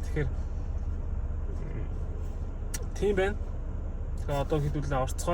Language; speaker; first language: Mongolian; native; Mongolian